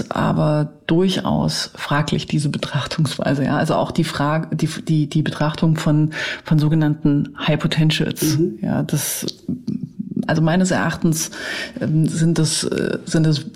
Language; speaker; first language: German; native; German